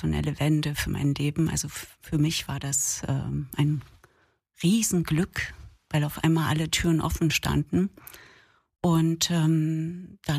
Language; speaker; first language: German; native; German